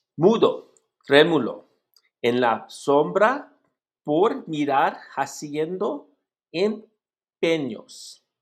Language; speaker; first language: Spanish; non-native, learner; English